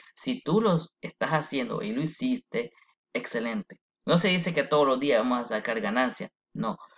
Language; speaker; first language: Spanish; early bilingual, heritage; Spanish